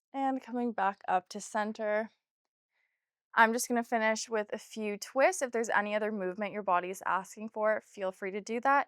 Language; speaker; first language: English; native; English